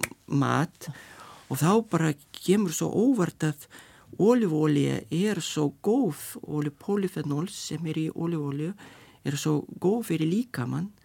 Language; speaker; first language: Icelandic; non-native, fluent; Lithuanian